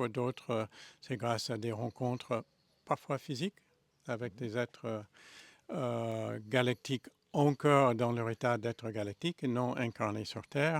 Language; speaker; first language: French; non-native, fluent; English